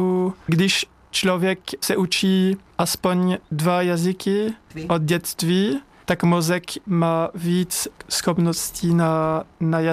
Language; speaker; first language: Czech; non-native, fluent; French